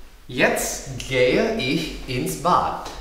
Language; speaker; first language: German; non-native, fluent; Indonesian